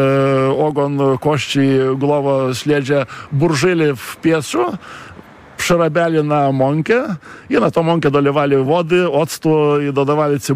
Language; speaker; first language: Polish; non-native, fluent; Lithuanian